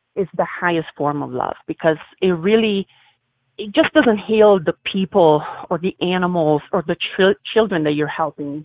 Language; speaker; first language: English; non-native, fluent; Italian